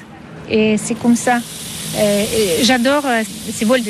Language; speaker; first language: French; non-native, fluent; Russian